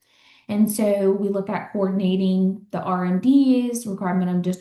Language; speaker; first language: English; native; English